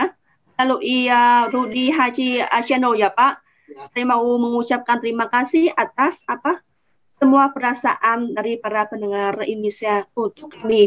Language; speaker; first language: Indonesian; non-native, fluent; Vietnamese